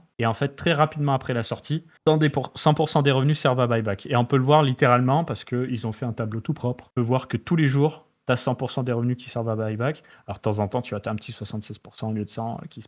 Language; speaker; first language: French; native; French